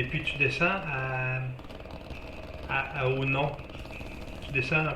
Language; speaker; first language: French; native; French